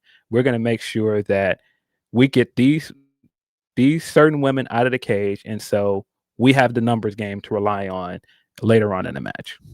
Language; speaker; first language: English; native; English